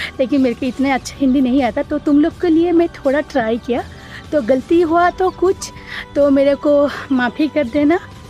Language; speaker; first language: Hindi; non-native, local second language; Bangla